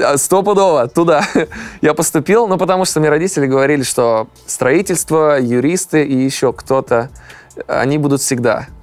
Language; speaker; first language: Russian; native; Russian